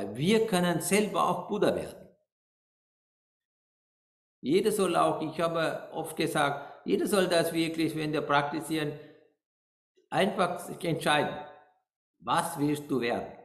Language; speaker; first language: German; non-native, learner; Sinhala